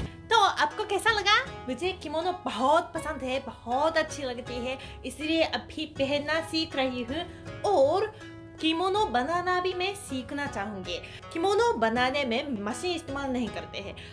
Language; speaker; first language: Hindi; non-native, fluent; Japanese